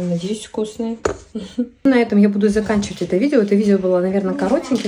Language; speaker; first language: Russian; native; Russian